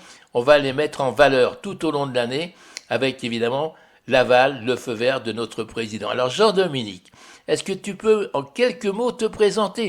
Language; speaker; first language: French; native; French